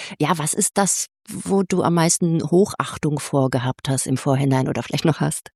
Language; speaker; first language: German; native; German